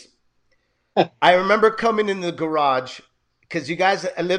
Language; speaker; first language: English; early bilingual, other home language; Spanish